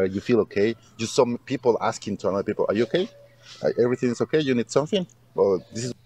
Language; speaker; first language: English; non-native, learner; Spanish